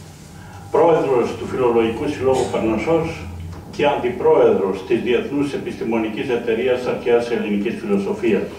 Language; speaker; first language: Greek; native; Greek